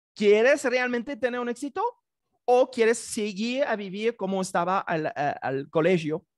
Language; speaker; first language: Spanish; non-native, fluent; English